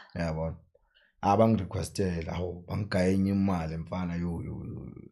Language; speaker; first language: Zulu; native; Zulu